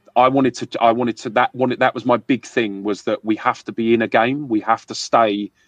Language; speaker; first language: English; native; English